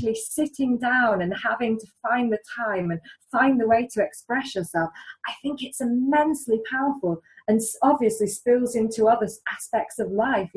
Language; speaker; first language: English; native; English